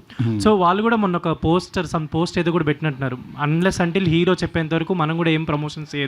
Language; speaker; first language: Telugu; native; Telugu